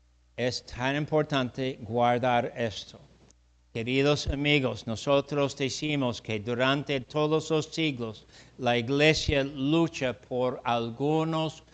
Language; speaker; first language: Spanish; non-native, fluent; English